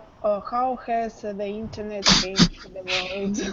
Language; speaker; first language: English; non-native, learner; Russian